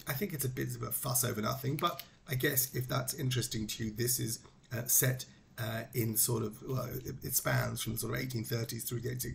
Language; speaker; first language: English; native; English